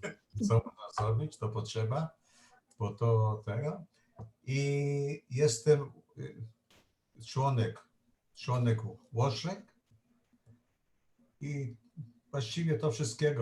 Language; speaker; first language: Polish; non-native, learner; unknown